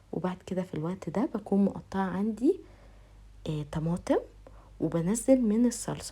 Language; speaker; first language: Arabic; native; Arabic